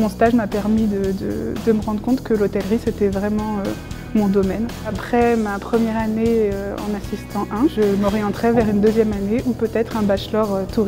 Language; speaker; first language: French; native; French